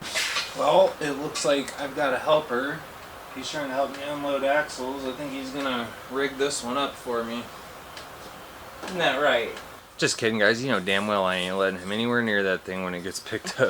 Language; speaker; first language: English; native; English